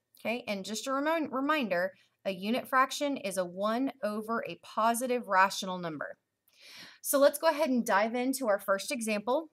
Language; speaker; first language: English; native; English